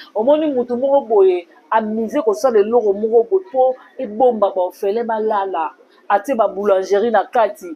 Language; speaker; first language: Lingala; native; Lingala